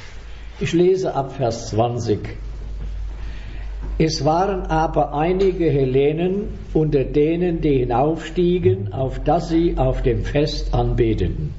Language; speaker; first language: German; native; German